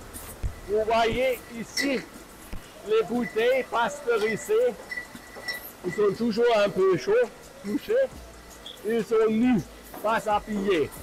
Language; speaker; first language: French; non-native, fluent; German